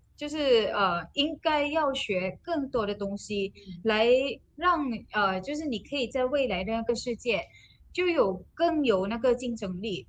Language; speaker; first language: Chinese; non-native, local second language; Malay